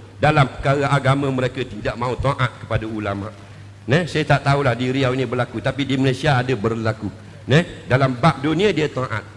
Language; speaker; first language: Malay; native; Malay